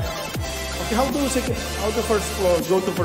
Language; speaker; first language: English; non-native, learner; Indonesian